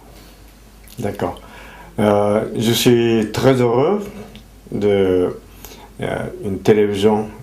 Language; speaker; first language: French; non-native, fluent; Japanese